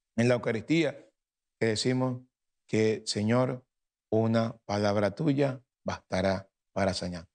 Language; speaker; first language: Spanish; native; Spanish